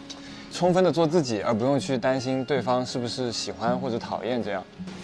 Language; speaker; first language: Chinese; native; Chinese